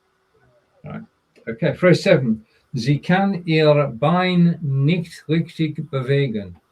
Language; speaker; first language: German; non-native, learner; English